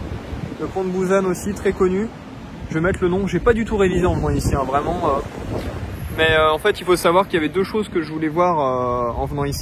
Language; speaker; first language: French; native; French